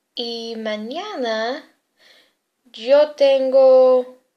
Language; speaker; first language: Spanish; non-native, learner; English